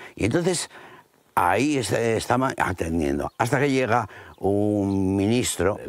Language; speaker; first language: Spanish; native; Spanish